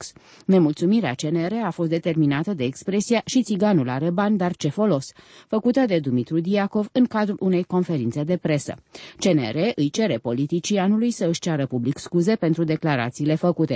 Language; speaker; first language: Romanian; native; Romanian